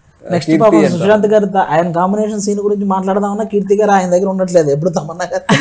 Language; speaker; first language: Telugu; native; Telugu